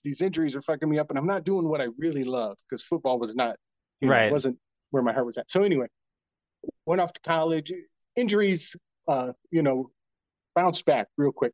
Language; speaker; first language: English; native; English